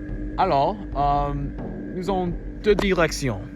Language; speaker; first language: French; non-native, learner; English